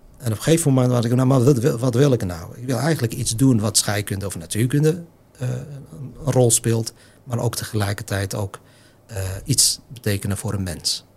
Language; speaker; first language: Dutch; non-native, fluent; Arabic